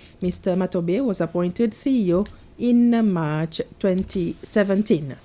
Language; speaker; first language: English; non-native, local second language; Seselwa Creole French